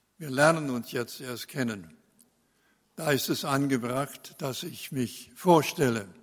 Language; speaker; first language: German; early bilingual, heritage; German